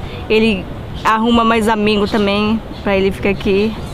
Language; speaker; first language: Portuguese; non-native, local second language; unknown